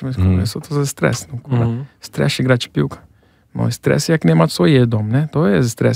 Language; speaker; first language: Polish; non-native, fluent; Portuguese